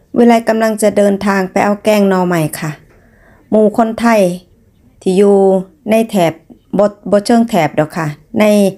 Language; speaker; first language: Thai; native; Thai